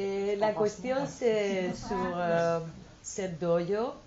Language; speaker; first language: French; non-native, fluent; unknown